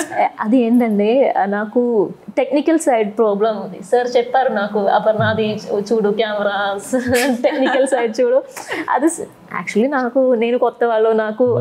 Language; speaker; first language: Telugu; non-native, learner; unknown